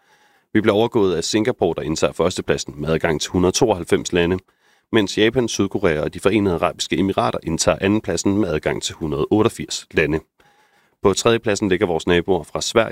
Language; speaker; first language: Danish; native; Danish